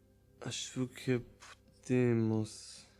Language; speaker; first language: Portuguese; non-native, learner; German